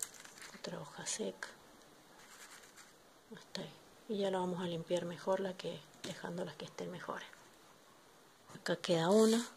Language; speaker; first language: Spanish; native; Spanish